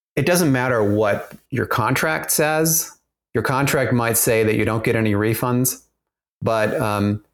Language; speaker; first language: English; early bilingual, other home language; German